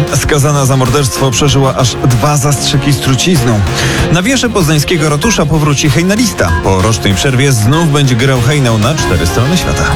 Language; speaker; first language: Polish; native; Polish